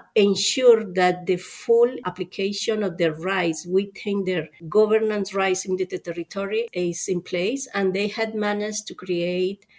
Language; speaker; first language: English; non-native, fluent; Spanish